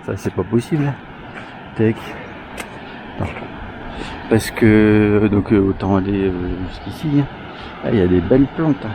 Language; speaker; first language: French; native; French